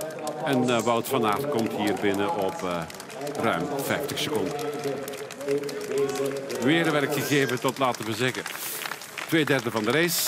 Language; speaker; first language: Dutch; native; Dutch